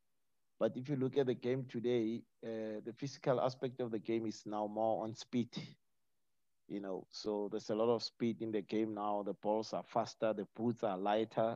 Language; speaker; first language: English; non-native, local second language; Northern Sotho